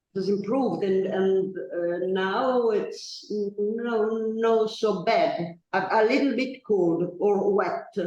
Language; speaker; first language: English; non-native, learner; Italian